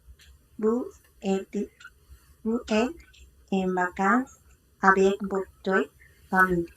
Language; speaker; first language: French; non-native, learner; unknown